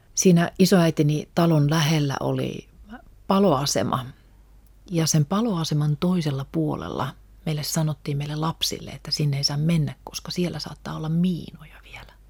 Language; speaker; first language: Finnish; non-native, local second language; Russian